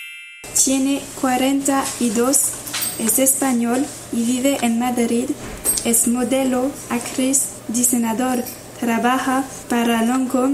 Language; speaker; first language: Spanish; non-native, learner; French